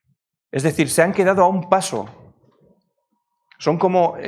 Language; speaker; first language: Spanish; native; Spanish